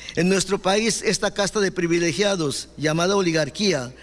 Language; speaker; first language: Spanish; non-native, local second language; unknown